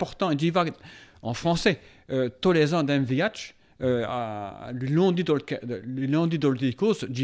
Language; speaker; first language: French; native; French